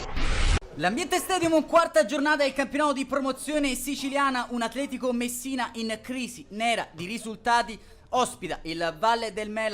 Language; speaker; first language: Italian; native; Italian